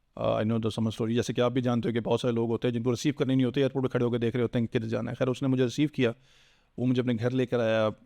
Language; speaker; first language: Urdu; native; Urdu